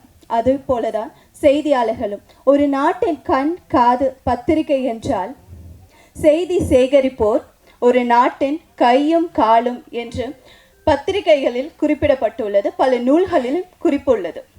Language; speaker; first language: Tamil; native; Tamil